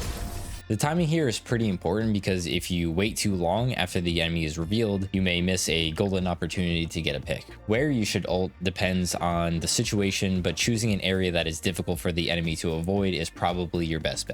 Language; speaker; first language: English; native; English